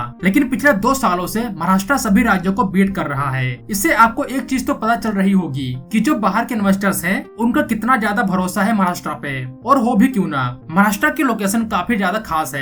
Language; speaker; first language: Hindi; native; Hindi